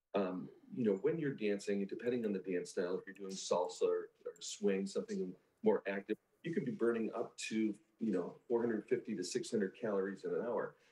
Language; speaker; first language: English; native; English